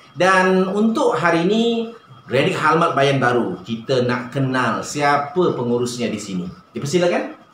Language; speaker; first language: Malay; native; Malay